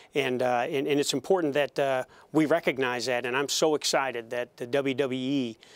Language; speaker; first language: English; native; English